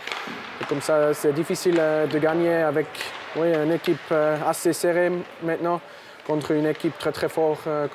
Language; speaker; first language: French; non-native, local second language; German